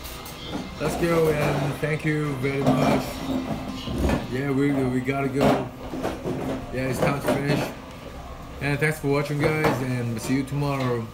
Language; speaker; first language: English; non-native, fluent; Korean